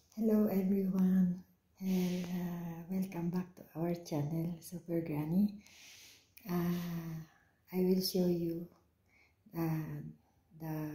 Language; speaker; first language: English; non-native, local second language; Filipino